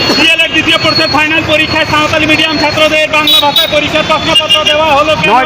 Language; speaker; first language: Bangla; non-native, local second language; Santali